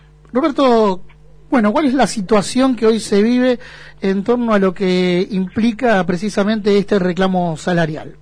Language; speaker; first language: Spanish; native; Spanish